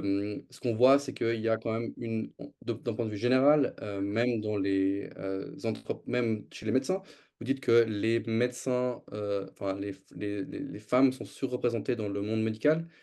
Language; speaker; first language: French; native; French